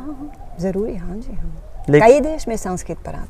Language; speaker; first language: Hindi; non-native, learner; Dutch